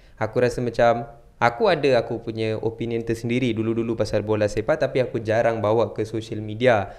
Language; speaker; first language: Malay; non-native, local second language; Tamil